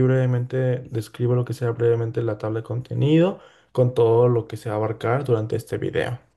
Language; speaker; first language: Spanish; native; Spanish